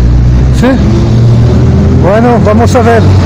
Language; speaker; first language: Spanish; non-native, learner; French